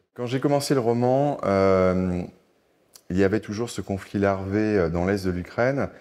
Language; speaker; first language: French; native; French